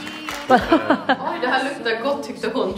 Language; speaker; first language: Swedish; native; Swedish